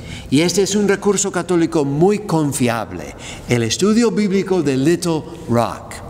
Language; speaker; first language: Spanish; non-native, fluent; English